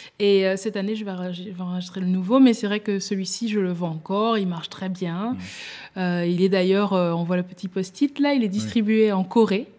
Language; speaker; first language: French; native; French